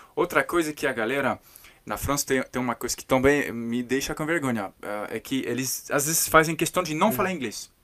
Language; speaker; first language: Portuguese; non-native, fluent; French